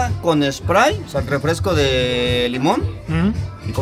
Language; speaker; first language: Spanish; native; Spanish